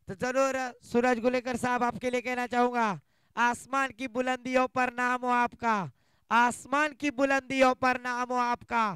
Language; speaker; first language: Hindi; non-native, local second language; Marathi